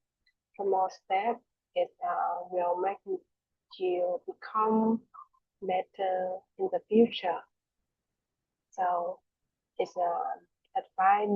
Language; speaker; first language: English; non-native, learner; Vietnamese